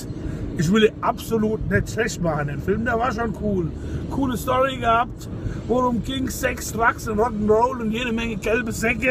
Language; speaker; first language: German; native; German